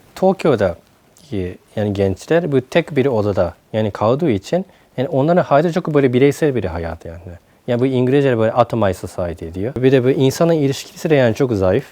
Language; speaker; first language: Turkish; non-native, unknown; Japanese